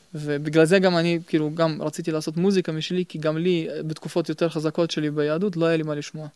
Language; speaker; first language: Hebrew; early bilingual, other home language; Russian